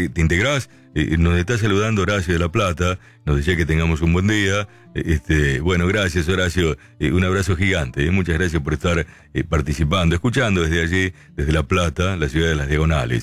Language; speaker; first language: Spanish; native; Spanish